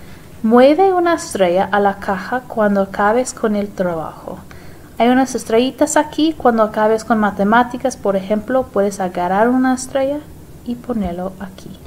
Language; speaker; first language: Spanish; non-native, fluent; English